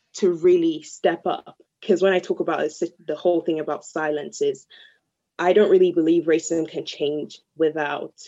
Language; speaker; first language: English; early bilingual, other home language; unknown